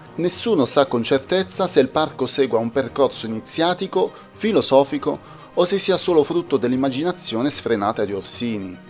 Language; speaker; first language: Italian; native; Italian